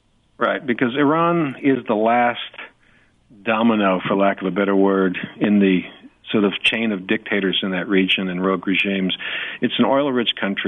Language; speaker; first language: English; native; English